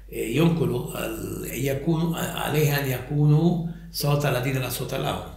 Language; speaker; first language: Arabic; early bilingual, other home language; Italian